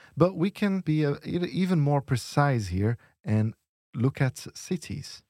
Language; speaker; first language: English; non-native, fluent; Portuguese